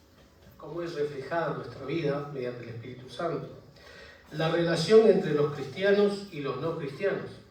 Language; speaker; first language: Spanish; native; Spanish